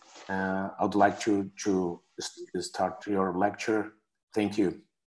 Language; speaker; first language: English; non-native, fluent; Portuguese